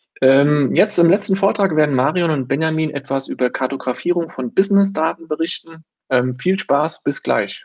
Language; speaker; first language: German; native; German